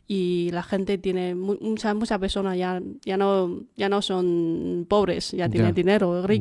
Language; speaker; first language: Spanish; non-native, fluent; Chinese